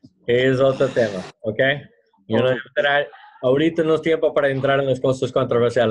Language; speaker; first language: Spanish; non-native, learner; English